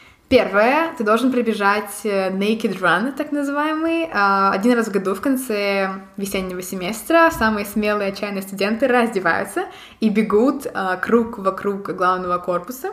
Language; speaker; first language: Russian; native; Russian